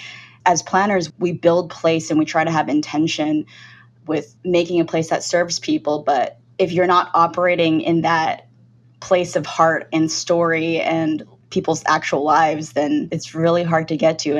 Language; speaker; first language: English; native; English